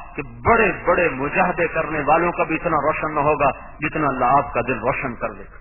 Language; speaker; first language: Urdu; non-native, local second language; Punjabi